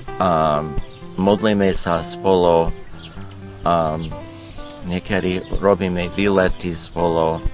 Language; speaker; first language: Slovak; non-native, learner; English